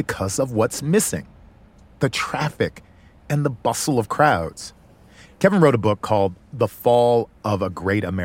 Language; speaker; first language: English; native; English